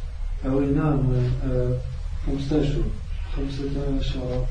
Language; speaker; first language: Arabic; non-native, learner; French